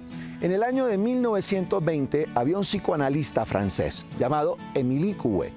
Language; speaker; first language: Spanish; native; Spanish